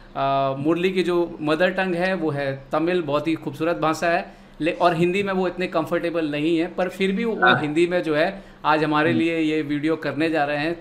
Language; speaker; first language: Hindi; native; Hindi